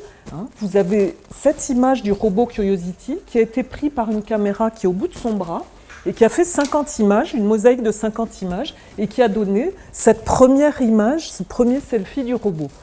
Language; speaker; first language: French; native; French